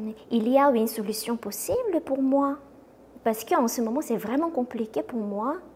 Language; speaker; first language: French; non-native, fluent; Korean